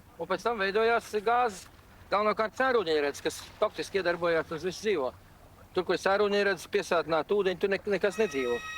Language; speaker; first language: Latvian; native; Latvian